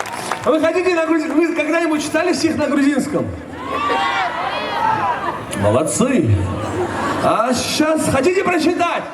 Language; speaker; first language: Russian; non-native, fluent; Georgian